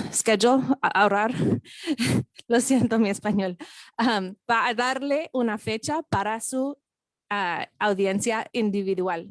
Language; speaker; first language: Spanish; non-native, fluent; English